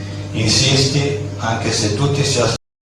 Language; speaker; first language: Italian; native; Italian